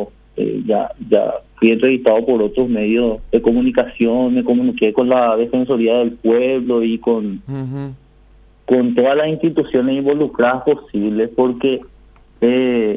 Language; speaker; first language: Spanish; native; Spanish